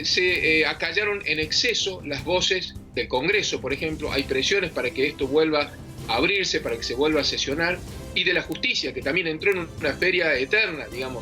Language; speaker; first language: Spanish; native; Spanish